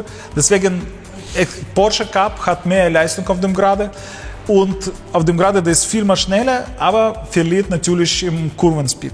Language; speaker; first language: German; non-native, learner; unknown